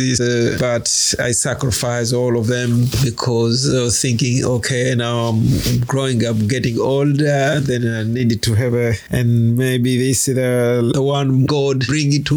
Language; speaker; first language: English; non-native, local second language; Swahili